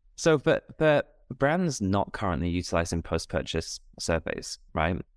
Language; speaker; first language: English; native; English